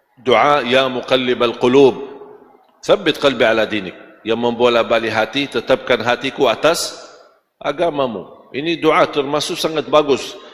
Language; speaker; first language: Malay; non-native, fluent; Arabic